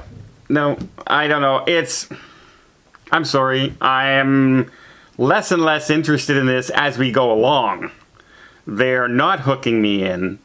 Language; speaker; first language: English; native; English